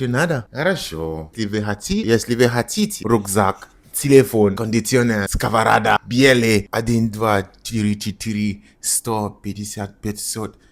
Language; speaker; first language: Russian; non-native, learner; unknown